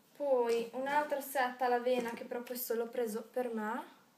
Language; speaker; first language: Italian; native; Italian